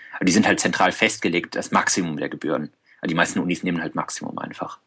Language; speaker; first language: German; native; German